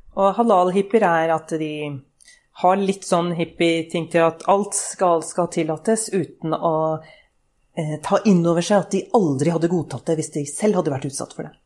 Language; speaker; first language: Norwegian; early bilingual, other home language; Urdu